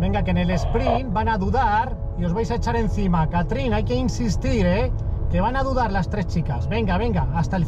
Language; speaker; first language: Spanish; native; Spanish